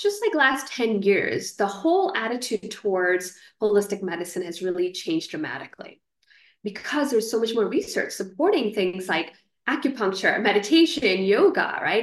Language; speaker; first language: English; non-native, local second language; Gujarati